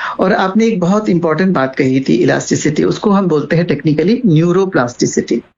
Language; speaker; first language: Hindi; non-native, local second language; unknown